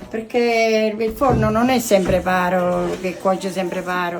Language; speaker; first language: Italian; native; Italian